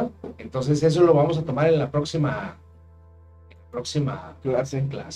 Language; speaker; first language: Spanish; native; Spanish